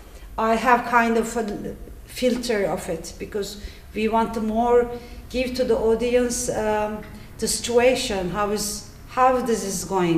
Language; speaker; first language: English; non-native, fluent; Turkish